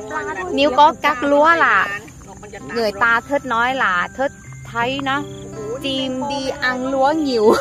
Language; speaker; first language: Vietnamese; non-native, learner; Thai